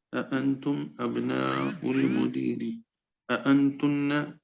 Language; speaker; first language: Arabic; non-native, learner; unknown